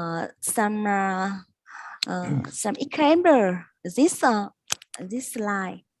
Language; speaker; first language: English; non-native, learner; Vietnamese